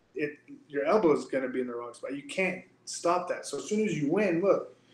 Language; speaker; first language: English; native; English